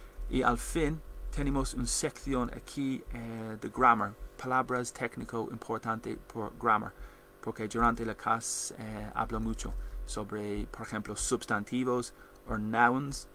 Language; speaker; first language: Spanish; non-native, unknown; English